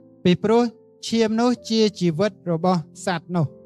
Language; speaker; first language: Khmer; native; Khmer